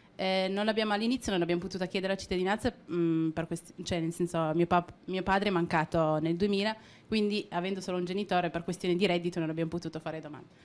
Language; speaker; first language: Italian; early bilingual, other home language; Riffian